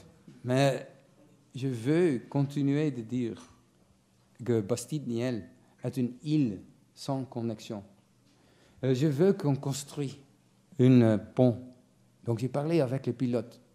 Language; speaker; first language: French; non-native, fluent; Dutch